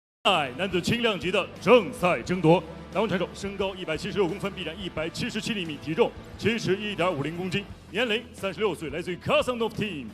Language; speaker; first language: Chinese; native; Chinese